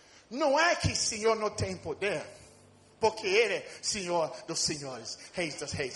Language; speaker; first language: Portuguese; non-native, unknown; English